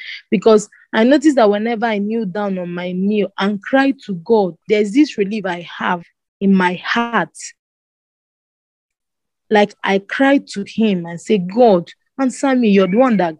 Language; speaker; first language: English; non-native, local second language; Igbo